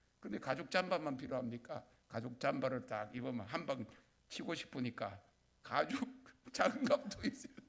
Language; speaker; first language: Korean; native; Korean